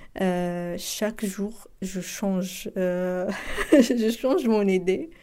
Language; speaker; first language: French; non-native, local second language; Arabic